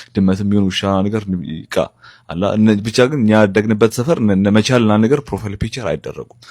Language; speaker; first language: Amharic; native; Amharic